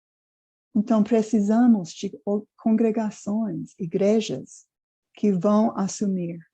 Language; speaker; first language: Portuguese; non-native, fluent; English